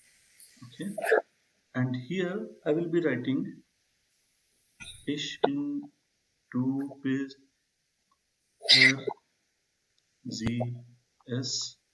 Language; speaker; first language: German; non-native, fluent; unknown